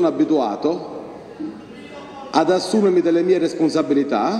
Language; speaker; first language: Italian; native; Italian